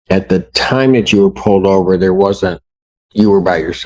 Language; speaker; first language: English; native; English